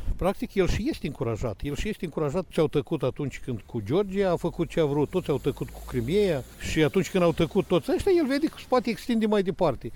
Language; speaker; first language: Romanian; native; Romanian